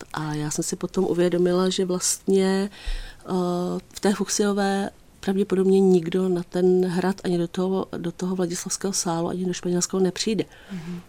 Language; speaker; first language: Czech; native; Czech